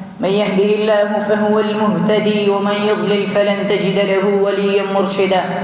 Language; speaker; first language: Arabic; non-native, fluent; Urdu